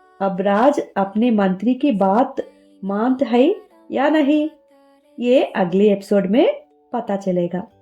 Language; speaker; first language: Hindi; non-native, local second language; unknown